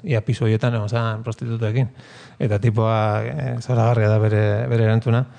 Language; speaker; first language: Basque; non-native, local second language; Spanish